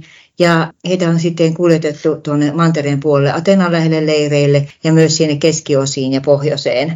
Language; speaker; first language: Finnish; native; Finnish